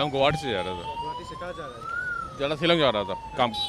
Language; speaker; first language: Hindi; non-native, local second language; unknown